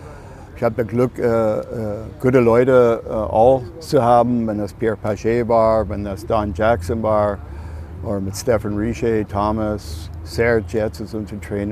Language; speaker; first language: German; non-native, fluent; English